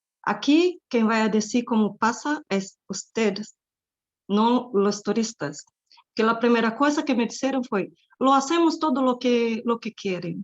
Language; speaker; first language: Spanish; non-native, fluent; Portuguese